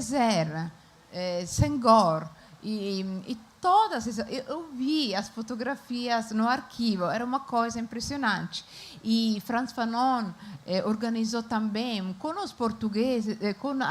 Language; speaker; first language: Portuguese; non-native, fluent; Italian